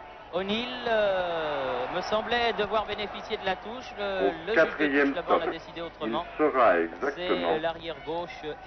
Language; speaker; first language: French; native; French